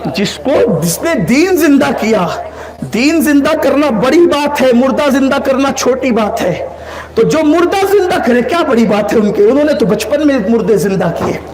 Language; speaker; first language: Urdu; native; Urdu